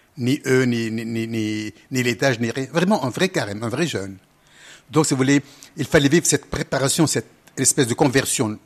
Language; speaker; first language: French; non-native, local second language; Arabic